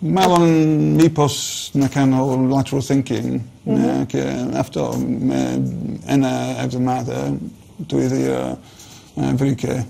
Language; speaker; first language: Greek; non-native, learner; English